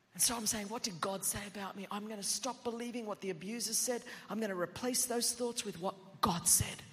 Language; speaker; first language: English; non-native, local second language; Greek